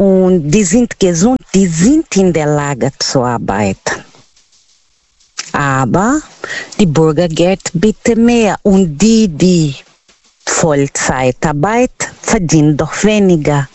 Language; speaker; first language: German; non-native, learner; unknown